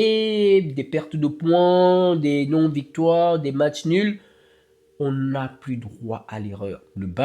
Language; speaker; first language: French; native; French